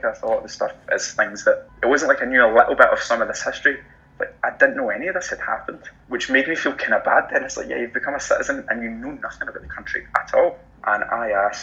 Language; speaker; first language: English; native; English